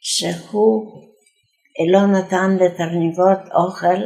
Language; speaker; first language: Hebrew; non-native, fluent; Yiddish